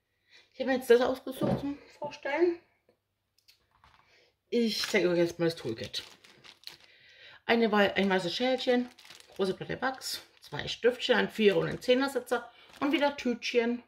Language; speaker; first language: German; native; German